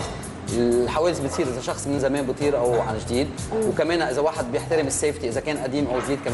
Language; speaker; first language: Arabic; native; Arabic